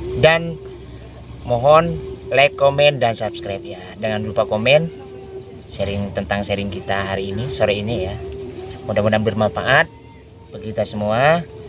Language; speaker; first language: Indonesian; non-native, local second language; Madurese